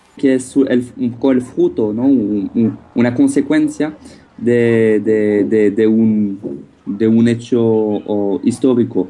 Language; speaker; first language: Spanish; non-native, fluent; French